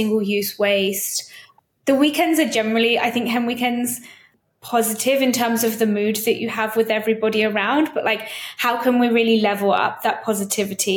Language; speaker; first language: English; native; English